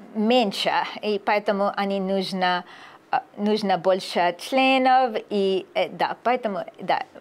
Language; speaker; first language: Russian; non-native, learner; English